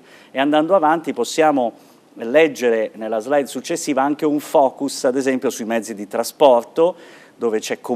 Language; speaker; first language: Italian; native; Italian